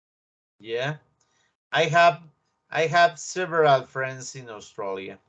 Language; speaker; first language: English; non-native, learner; Spanish